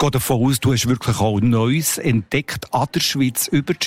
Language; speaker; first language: German; native; German